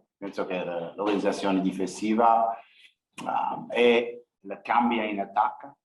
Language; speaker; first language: Spanish; non-native, learner; English